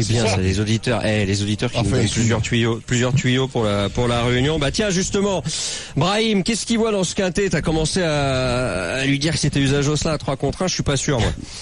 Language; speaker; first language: French; native; French